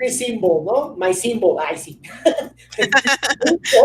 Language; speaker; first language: English; non-native, fluent; Spanish